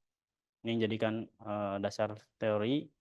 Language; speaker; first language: Indonesian; native; Indonesian